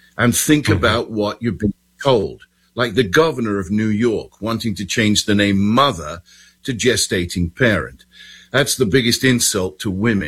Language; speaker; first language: English; native; English